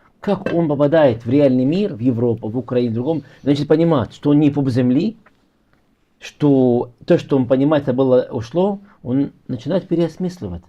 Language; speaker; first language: Russian; non-native, fluent; Arabic